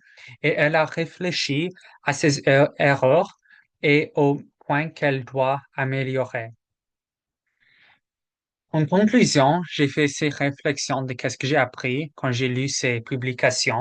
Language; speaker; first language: French; non-native, learner; English